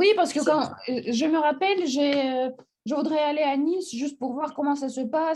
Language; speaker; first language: French; non-native, fluent; Russian